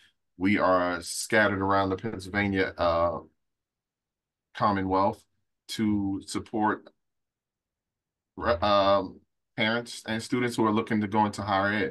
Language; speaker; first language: English; native; English